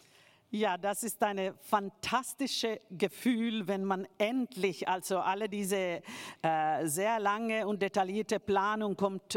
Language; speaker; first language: German; non-native, fluent; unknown